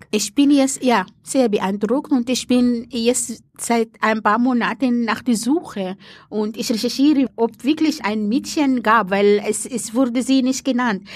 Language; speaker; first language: German; non-native, fluent; Arabic